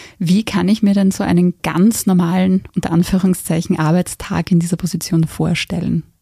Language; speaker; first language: German; native; German